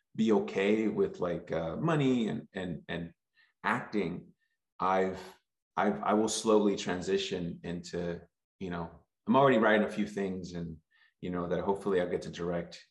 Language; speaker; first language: English; early bilingual, other home language; Spanish